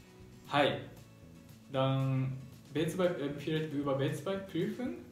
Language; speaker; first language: German; non-native, learner; Japanese